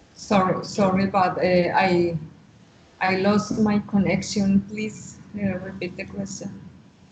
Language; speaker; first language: English; non-native, learner; Spanish